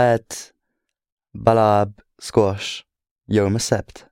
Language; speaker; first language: Arabic; non-native, learner; English